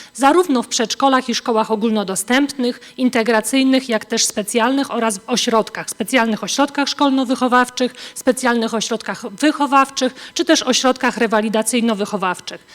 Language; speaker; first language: Polish; native; Polish